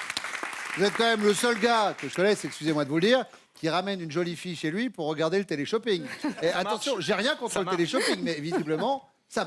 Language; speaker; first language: French; native; French